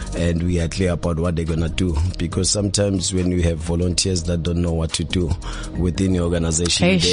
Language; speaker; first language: English; non-native, local second language; Zulu